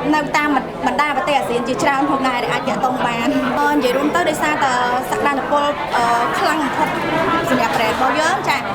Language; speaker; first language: Khmer; native; Khmer